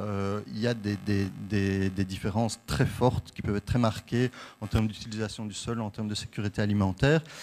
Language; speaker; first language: French; native; French